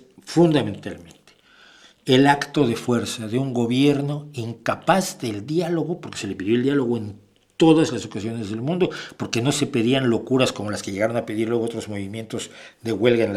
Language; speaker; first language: Spanish; native; Spanish